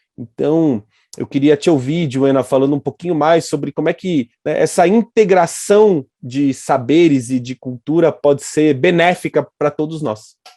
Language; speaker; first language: Portuguese; native; Portuguese